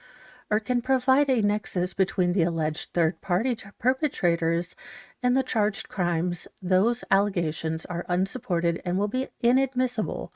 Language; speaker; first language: English; native; English